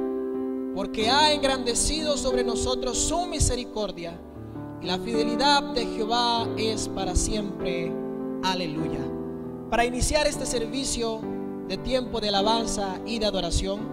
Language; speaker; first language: Spanish; native; Spanish